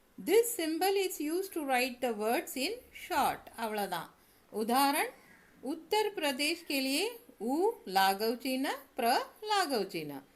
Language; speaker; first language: Hindi; non-native, local second language; Tamil